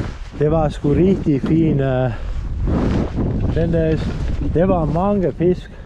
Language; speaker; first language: Danish; non-native, learner; Estonian